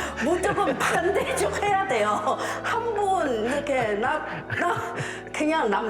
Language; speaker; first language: Korean; non-native, learner; Chinese